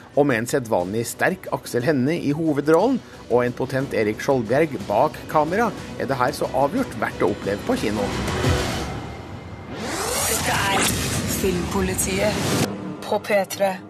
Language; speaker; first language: Norwegian; native; Norwegian